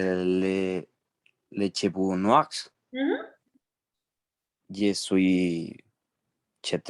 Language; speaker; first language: French; non-native, learner; Spanish